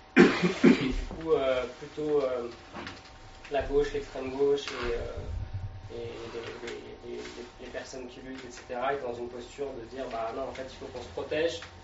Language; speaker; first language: French; native; French